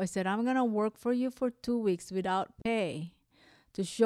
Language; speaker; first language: English; non-native, local second language; Hiligaynon